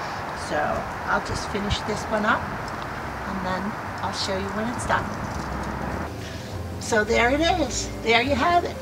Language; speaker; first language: English; native; English